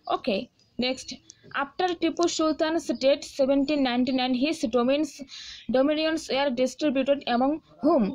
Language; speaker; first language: English; non-native, local second language; Bangla